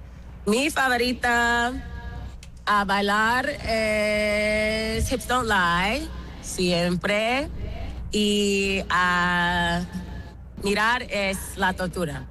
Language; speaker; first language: Spanish; non-native, learner; English